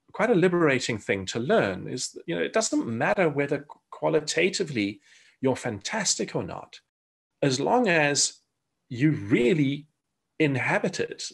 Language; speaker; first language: English; native; English